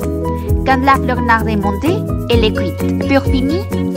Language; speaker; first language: French; non-native, learner; Spanish